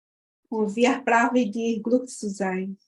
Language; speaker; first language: German; non-native, learner; Portuguese